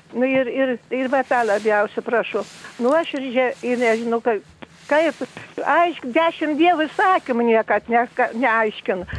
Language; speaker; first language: Lithuanian; native; Lithuanian